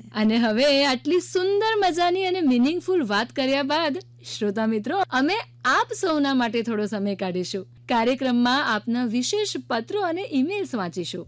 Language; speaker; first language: Gujarati; native; Gujarati